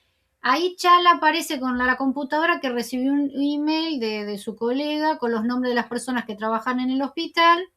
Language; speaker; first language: Spanish; native; Spanish